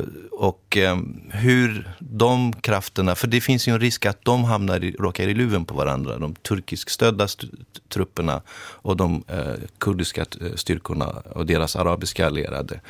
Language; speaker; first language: Swedish; native; Swedish